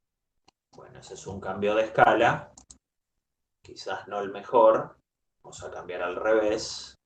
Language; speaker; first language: Spanish; native; Spanish